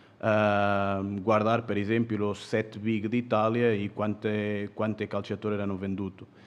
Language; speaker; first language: Italian; non-native, fluent; Portuguese